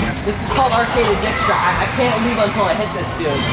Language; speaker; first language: English; native; English